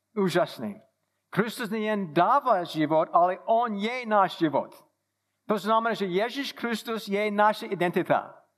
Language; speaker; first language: Czech; non-native, fluent; English